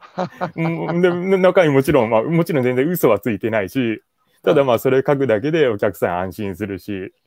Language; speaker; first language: Japanese; native; Japanese